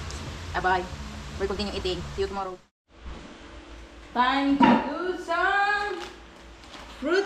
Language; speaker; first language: English; non-native, local second language; Cebuano